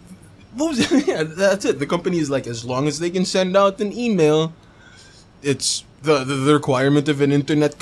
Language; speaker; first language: English; non-native, local second language; Cebuano